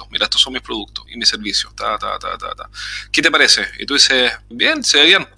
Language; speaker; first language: Spanish; native; Spanish